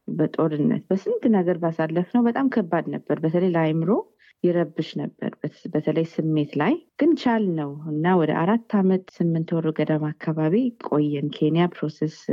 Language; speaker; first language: Amharic; early bilingual, heritage; Amharic